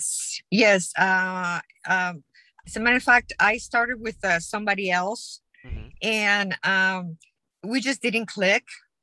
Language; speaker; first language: English; non-native, fluent; Spanish